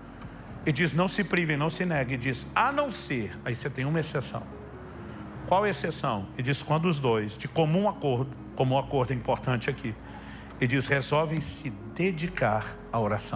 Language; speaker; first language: Portuguese; native; Portuguese